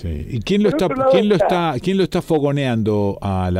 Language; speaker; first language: Spanish; native; Spanish